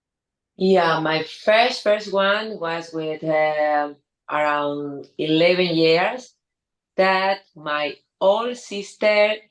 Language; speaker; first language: English; non-native, learner; Spanish